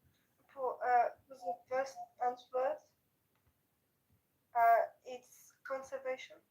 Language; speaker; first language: English; non-native, learner; French